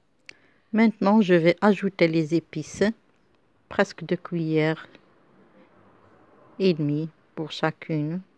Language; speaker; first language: French; non-native, local second language; Arabic